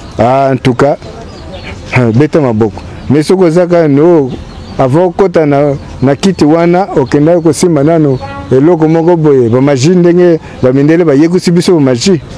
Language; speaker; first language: Lingala; non-native, local second language; Kongo